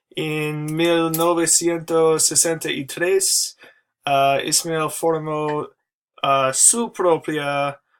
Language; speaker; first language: Spanish; non-native, learner; English